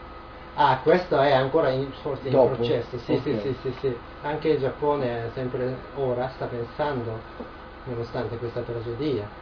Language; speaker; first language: Italian; non-native, learner; Japanese